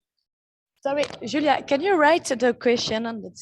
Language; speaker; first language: English; non-native, learner; French